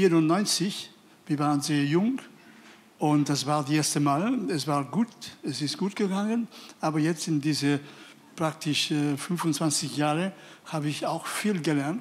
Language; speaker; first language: German; non-native, fluent; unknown